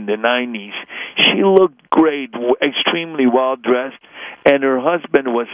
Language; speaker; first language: English; non-native, fluent; Hungarian